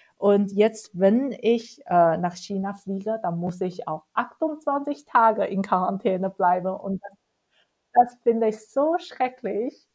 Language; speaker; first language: German; non-native, fluent; Chinese